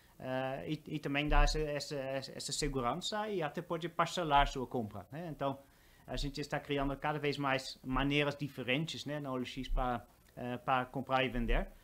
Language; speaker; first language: Portuguese; non-native, fluent; Dutch